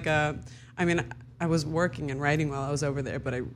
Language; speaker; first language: English; early bilingual, other home language; Hebrew